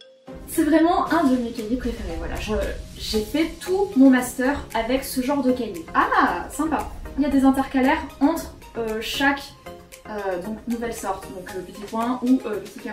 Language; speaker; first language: French; native; French